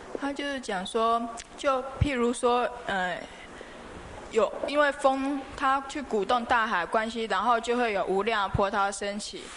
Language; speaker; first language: Chinese; native; Chinese